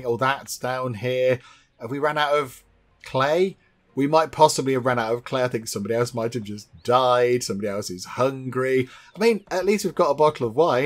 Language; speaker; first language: English; native; English